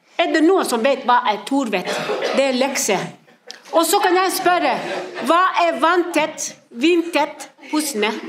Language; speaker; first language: Norwegian; non-native, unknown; Somali